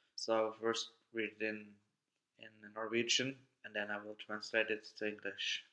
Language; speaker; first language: English; non-native, fluent; Norwegian